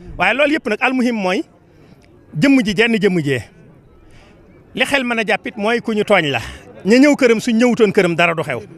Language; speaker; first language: Wolof; native; Wolof